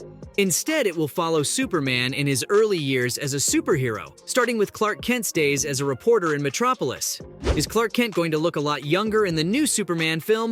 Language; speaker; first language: English; native; English